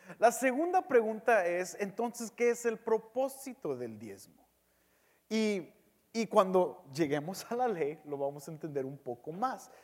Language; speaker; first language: Spanish; early bilingual, heritage; Spanish